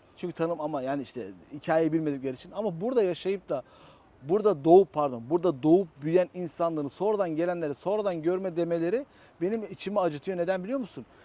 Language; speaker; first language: Turkish; native; Turkish